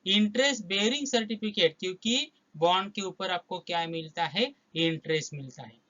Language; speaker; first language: Hindi; non-native, local second language; Marathi